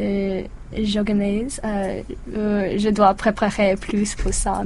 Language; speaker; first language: French; non-native, learner; English